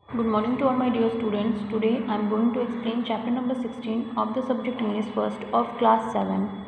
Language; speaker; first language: English; non-native, local second language; Hindi